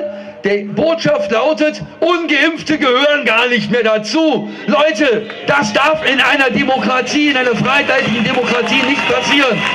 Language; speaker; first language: German; native; German